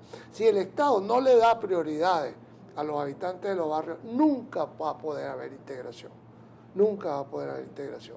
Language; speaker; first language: Spanish; native; Spanish